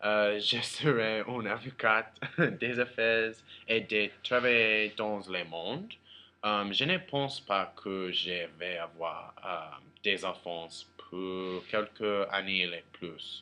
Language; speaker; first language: French; non-native, learner; English